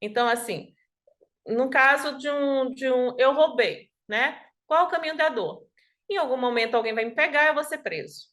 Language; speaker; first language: Portuguese; native; Portuguese